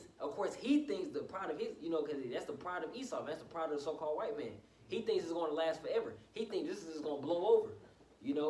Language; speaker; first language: English; native; English